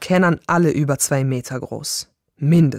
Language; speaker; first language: German; native; German